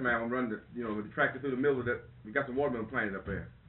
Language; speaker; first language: English; native; English